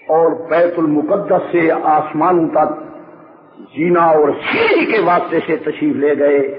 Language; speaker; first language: Urdu; native; Urdu